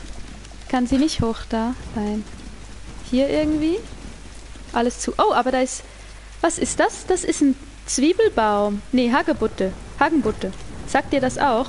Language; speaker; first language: German; native; German